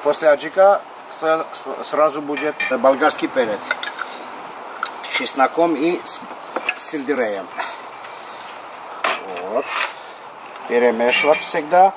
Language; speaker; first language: Russian; non-native, fluent; Armenian